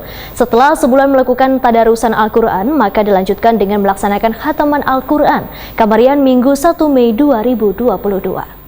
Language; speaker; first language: Indonesian; non-native, local second language; Banjar